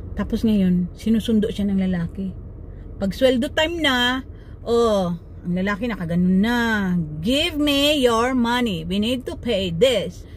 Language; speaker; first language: Filipino; non-native, local second language; Cebuano